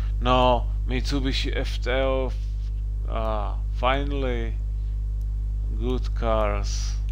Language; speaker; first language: English; non-native, learner; Czech